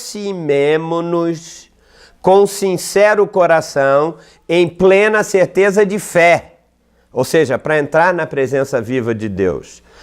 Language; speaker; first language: Portuguese; native; Portuguese